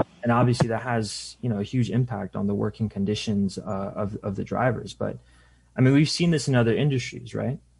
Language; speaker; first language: English; native; English